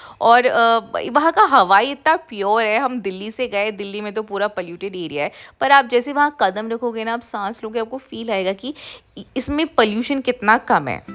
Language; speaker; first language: Hindi; non-native, local second language; Bangla